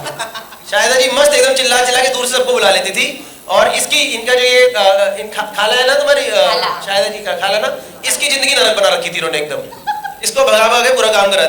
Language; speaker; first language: Hindi; native; Hindi